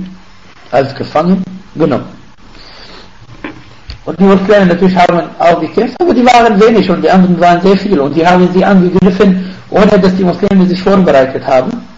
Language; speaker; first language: German; non-native, fluent; Arabic